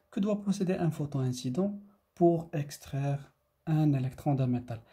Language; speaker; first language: French; non-native, local second language; Arabic